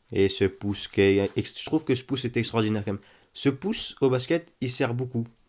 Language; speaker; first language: French; native; French